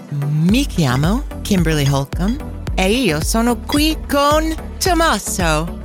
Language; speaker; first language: Italian; non-native, fluent; English